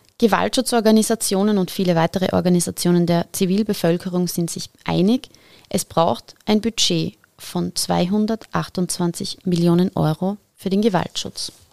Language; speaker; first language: German; native; German